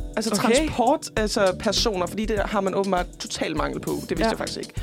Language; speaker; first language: Danish; native; Danish